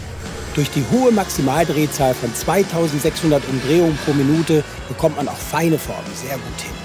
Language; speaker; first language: German; native; German